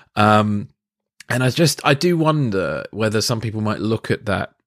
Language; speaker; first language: English; native; English